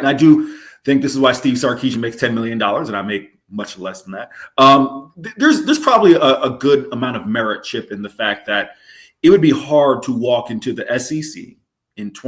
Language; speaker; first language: English; native; English